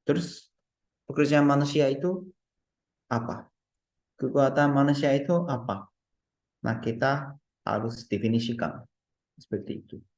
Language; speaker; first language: Indonesian; non-native, fluent; Japanese